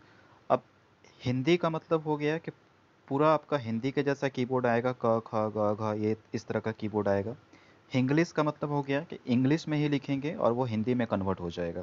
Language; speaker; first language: Hindi; native; Hindi